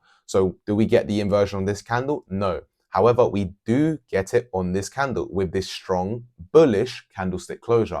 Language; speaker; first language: English; native; English